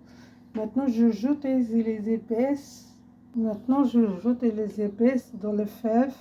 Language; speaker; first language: French; non-native, learner; Arabic